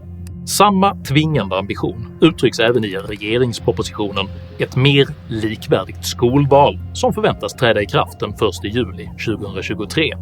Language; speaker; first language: Swedish; native; Swedish